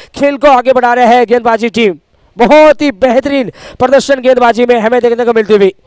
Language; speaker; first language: Hindi; native; Hindi